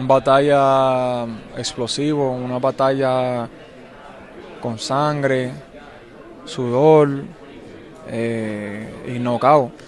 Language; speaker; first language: Spanish; early bilingual, heritage; English